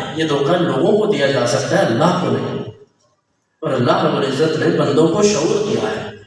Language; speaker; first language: Urdu; non-native, local second language; Punjabi